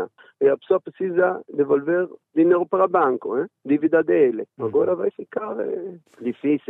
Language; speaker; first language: Portuguese; non-native, learner; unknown